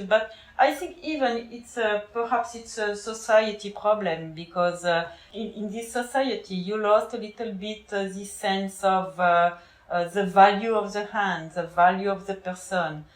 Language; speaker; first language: English; non-native, learner; French